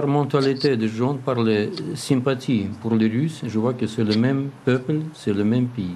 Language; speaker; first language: French; non-native, learner; Russian